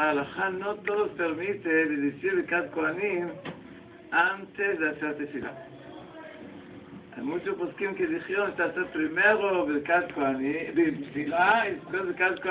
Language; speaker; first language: Spanish; non-native, learner; Hebrew